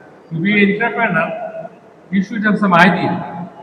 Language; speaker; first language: English; non-native, local second language; Bangla